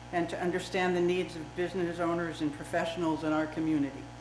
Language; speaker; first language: English; native; English